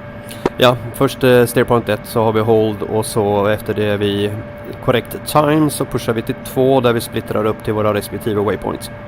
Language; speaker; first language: Swedish; native; Swedish